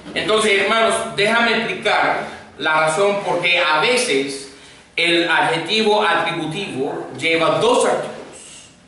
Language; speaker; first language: Spanish; non-native, fluent; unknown